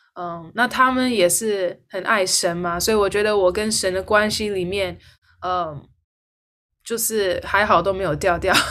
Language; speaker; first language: Chinese; early bilingual, heritage; Chinese